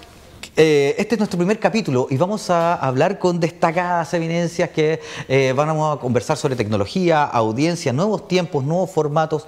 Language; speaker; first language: Spanish; native; Spanish